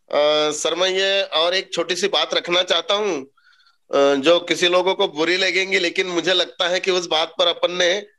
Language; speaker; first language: Hindi; non-native, local second language; Marathi